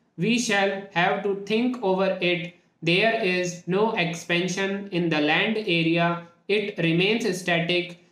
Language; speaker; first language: English; non-native, local second language; Hindi